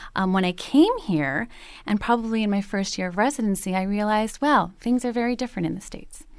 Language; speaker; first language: English; native; English